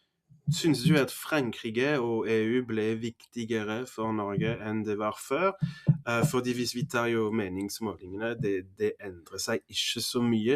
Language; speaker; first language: Norwegian; non-native, fluent; French